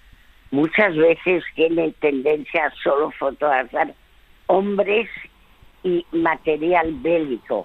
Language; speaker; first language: Spanish; early bilingual, other home language; French